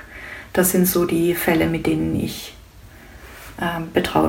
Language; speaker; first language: German; native; German